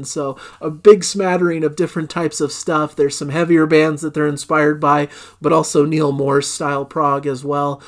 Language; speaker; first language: English; native; English